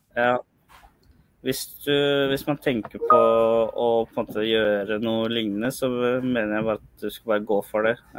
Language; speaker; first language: Norwegian; early bilingual, other home language; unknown